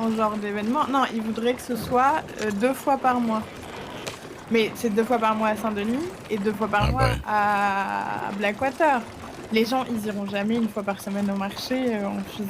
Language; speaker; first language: French; native; French